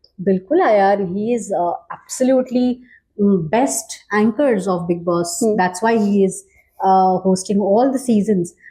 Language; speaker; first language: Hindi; non-native, local second language; Marathi